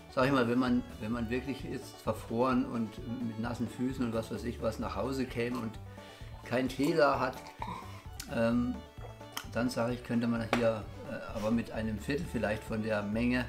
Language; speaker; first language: German; native; German